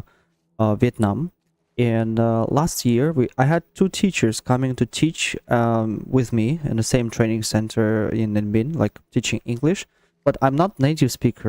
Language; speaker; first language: English; non-native, fluent; Russian